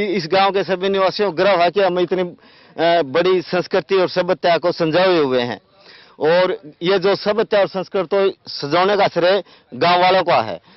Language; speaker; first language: Hindi; native; Hindi